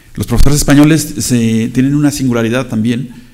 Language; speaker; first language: Spanish; native; Spanish